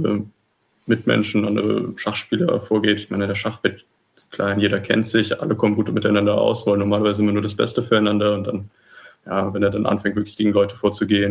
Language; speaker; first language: German; native; German